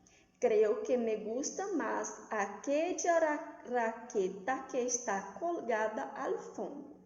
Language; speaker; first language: Spanish; non-native, fluent; Portuguese